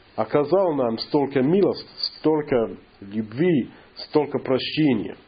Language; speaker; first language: Russian; non-native, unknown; English